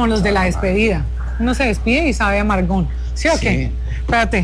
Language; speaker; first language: Spanish; native; Spanish